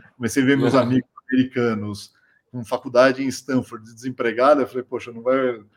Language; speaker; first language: Portuguese; native; Portuguese